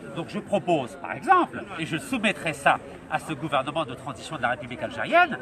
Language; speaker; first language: French; non-native, local second language; Arabic